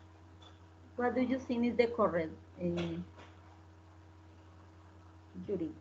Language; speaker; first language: English; non-native, learner; Spanish